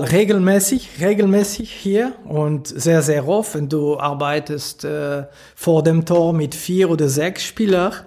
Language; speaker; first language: German; non-native, local second language; French